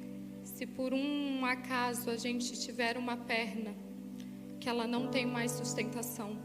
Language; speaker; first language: Portuguese; native; Portuguese